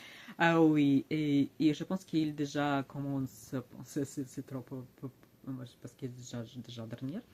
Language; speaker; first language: French; non-native, learner; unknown